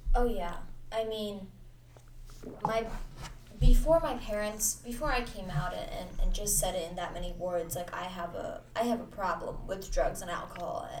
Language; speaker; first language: English; early bilingual, other home language; Hindi